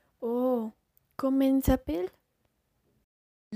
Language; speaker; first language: French; non-native, learner; Spanish